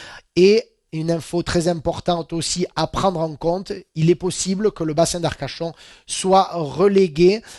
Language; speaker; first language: French; native; French